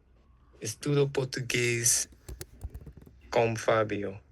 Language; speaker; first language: Portuguese; non-native, learner; English